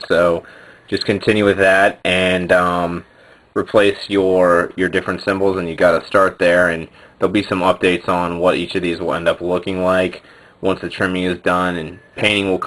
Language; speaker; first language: English; native; English